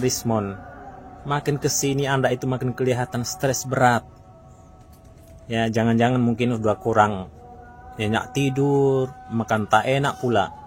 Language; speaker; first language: Indonesian; native; Indonesian